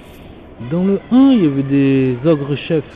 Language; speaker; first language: French; native; French